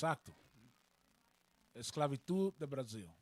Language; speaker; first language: Portuguese; non-native, learner; Spanish